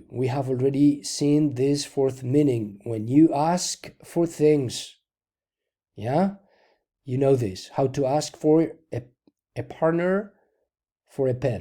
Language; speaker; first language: English; non-native, fluent; Spanish